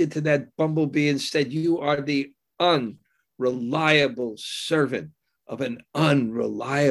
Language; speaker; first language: English; native; English